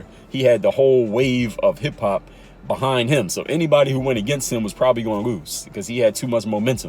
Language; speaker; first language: English; native; English